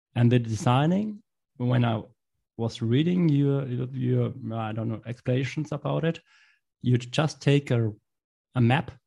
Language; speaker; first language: English; non-native, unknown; German